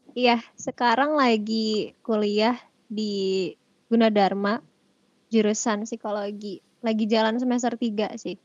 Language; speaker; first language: Indonesian; native; Indonesian